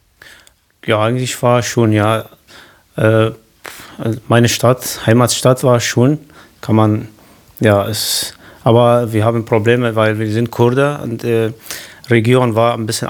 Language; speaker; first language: German; non-native, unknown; Kurdish